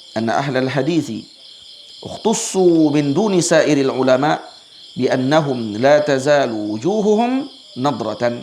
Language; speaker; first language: Arabic; non-native, fluent; Malay